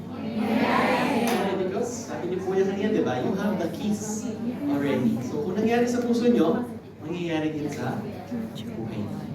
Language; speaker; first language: Filipino; native; Filipino